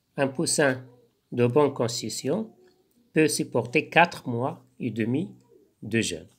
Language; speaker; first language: French; non-native, local second language; Arabic